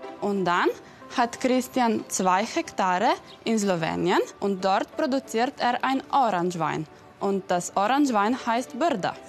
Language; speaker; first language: German; non-native, fluent; Italian